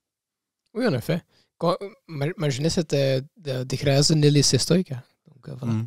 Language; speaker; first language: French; non-native, local second language; Dutch